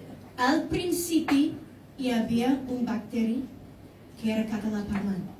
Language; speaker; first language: Catalan; non-native, fluent; English